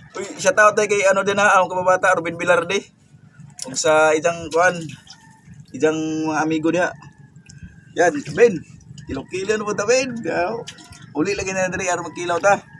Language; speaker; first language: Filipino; non-native, local second language; Cebuano